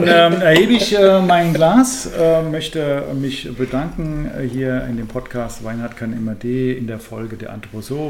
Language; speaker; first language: German; native; German